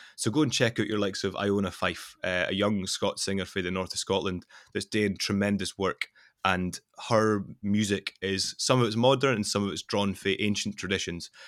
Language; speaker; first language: English; non-native, local second language; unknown